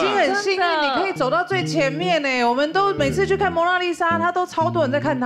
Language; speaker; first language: Chinese; native; Chinese